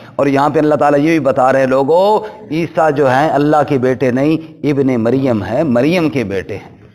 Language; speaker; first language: Urdu; non-native, local second language; Punjabi